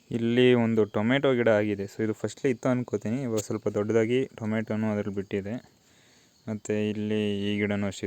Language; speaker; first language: Kannada; native; Kannada